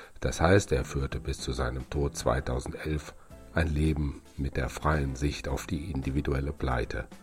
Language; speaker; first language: German; native; German